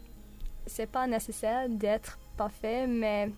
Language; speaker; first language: French; non-native, learner; English